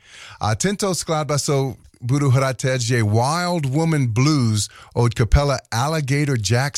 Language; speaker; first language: Czech; non-native, learner; English